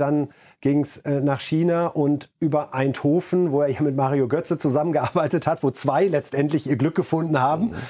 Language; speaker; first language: German; native; German